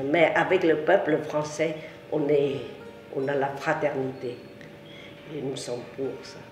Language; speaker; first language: French; non-native, local second language; Vietnamese